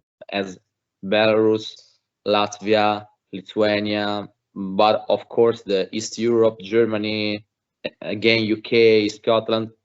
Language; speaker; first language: English; non-native, fluent; Italian